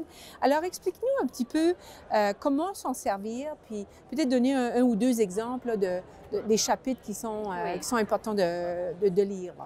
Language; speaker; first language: French; native; French